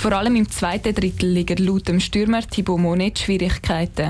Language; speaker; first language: German; native; German